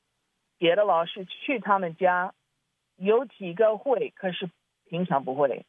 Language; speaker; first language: Chinese; early bilingual, heritage; Chinese